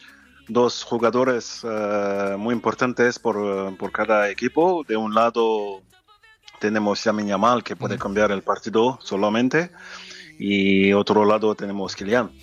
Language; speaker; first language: Spanish; non-native, fluent; French